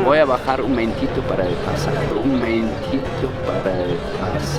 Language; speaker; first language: Spanish; native; Spanish